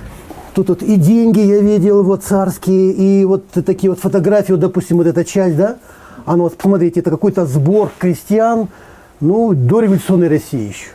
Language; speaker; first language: Russian; native; Russian